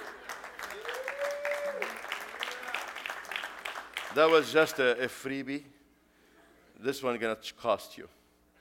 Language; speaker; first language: English; non-native, fluent; Arabic